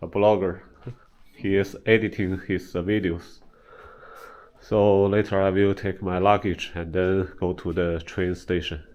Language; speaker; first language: English; non-native, fluent; Chinese